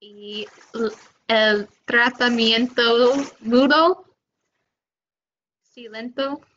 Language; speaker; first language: Spanish; non-native, fluent; English